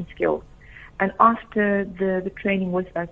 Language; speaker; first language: English; native; English